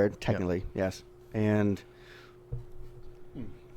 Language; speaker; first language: English; native; English